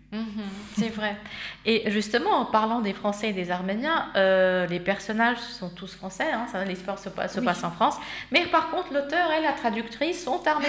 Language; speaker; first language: French; native; French